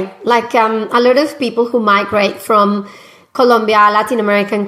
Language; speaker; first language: English; non-native, fluent; Spanish